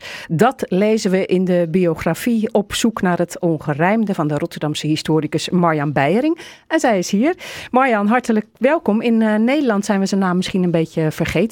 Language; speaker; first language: Dutch; native; Dutch